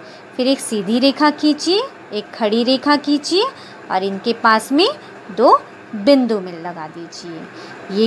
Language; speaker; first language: Hindi; native; Hindi